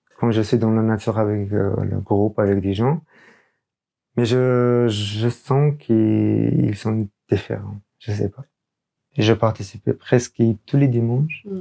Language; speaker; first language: French; non-native, learner; Urdu